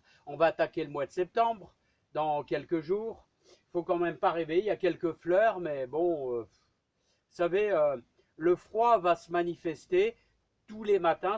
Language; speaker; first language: French; native; French